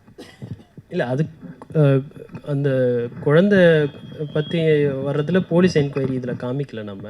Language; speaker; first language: Tamil; native; Tamil